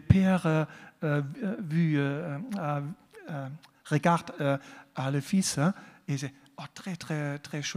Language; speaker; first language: French; non-native, learner; German